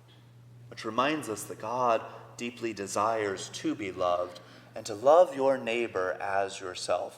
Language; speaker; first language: English; native; English